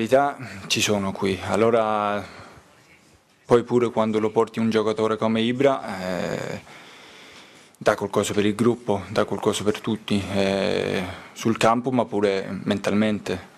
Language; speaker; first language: Italian; non-native, learner; Danish